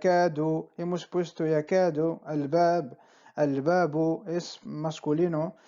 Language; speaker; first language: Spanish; non-native, fluent; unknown